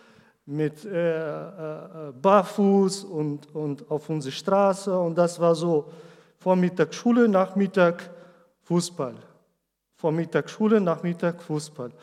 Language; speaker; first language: German; non-native, learner; Portuguese